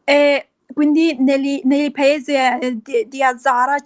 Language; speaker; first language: Italian; non-native, fluent; Persian